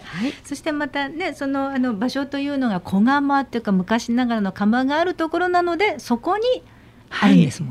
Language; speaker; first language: Japanese; native; Japanese